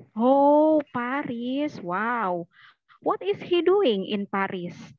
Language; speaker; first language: English; non-native, fluent; Indonesian